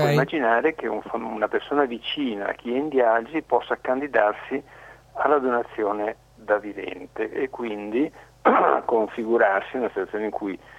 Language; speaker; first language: Italian; native; Italian